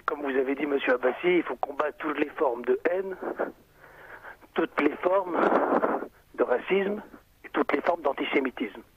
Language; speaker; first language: French; native; French